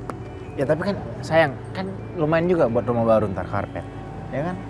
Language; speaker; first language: Indonesian; native; Indonesian